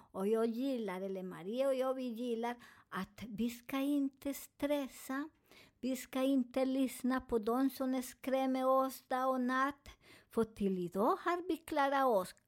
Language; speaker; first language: Swedish; non-native, learner; Spanish